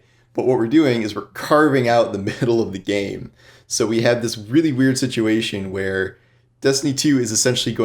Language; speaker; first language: English; native; English